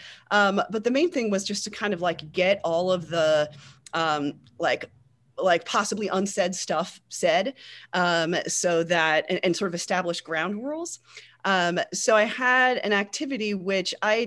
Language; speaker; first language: English; native; English